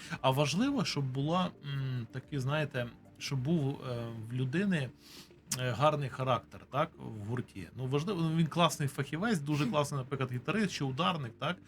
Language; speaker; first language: Ukrainian; native; Ukrainian